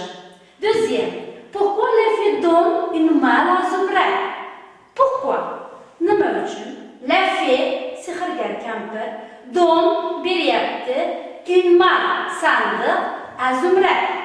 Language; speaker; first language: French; non-native, learner; Uzbek